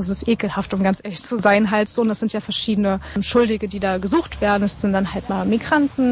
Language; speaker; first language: German; native; German